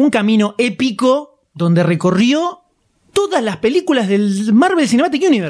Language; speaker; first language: Spanish; native; Spanish